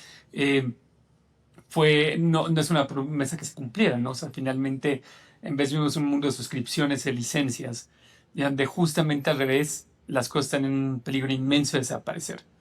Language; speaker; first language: Spanish; native; Spanish